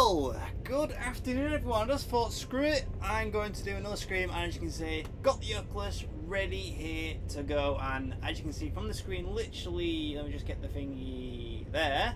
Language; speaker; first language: English; native; English